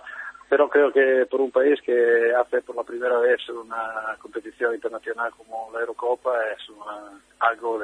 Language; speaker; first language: Spanish; non-native, fluent; Italian